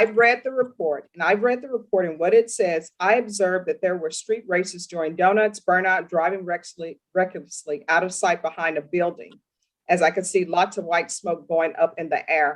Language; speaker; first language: English; native; English